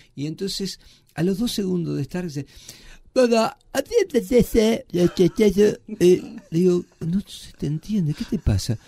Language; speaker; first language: Spanish; native; Spanish